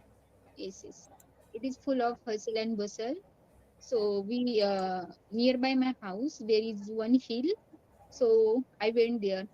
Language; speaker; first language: English; non-native, learner; Marathi